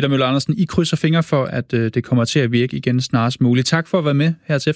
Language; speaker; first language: Danish; native; Danish